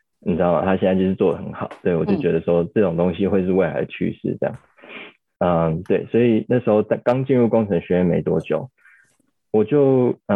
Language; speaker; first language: Chinese; native; Chinese